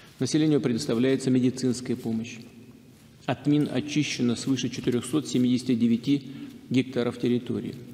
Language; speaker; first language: Russian; native; Russian